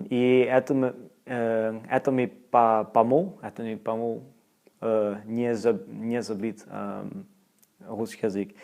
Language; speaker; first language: Russian; non-native, learner; Dutch